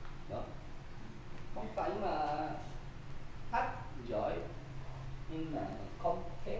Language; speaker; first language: Vietnamese; non-native, learner; Korean